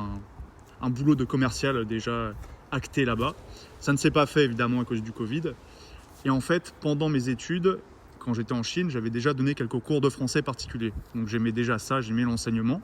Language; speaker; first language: French; native; French